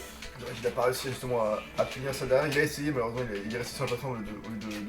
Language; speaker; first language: French; native; French